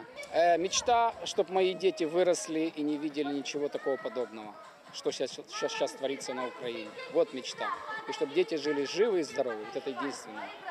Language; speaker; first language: Russian; native; Russian